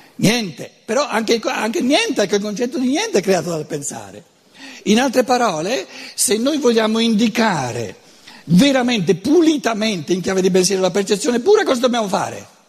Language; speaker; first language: Italian; non-native, local second language; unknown